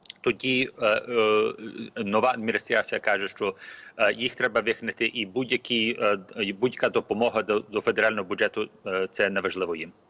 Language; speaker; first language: Ukrainian; early bilingual, heritage; Ukrainian